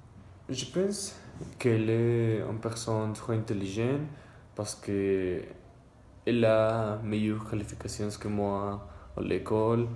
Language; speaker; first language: French; non-native, learner; Spanish